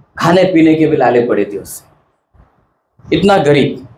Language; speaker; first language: Hindi; non-native, local second language; Marathi